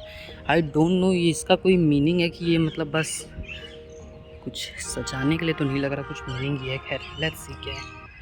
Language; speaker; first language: Hindi; native; Hindi